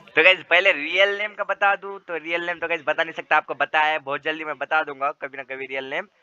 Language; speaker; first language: Hindi; non-native, local second language; Marathi